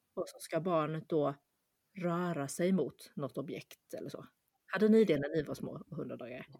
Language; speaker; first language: Swedish; early bilingual, other home language; Chinese